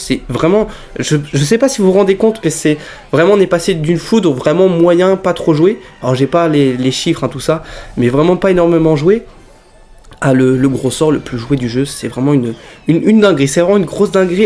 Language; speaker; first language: French; native; French